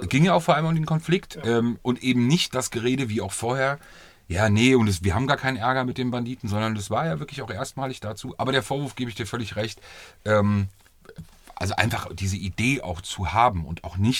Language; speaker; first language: German; native; German